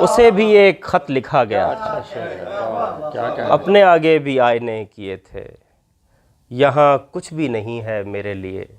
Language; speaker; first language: Urdu; native; Urdu